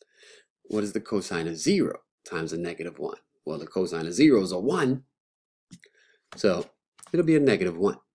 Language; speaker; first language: English; native; English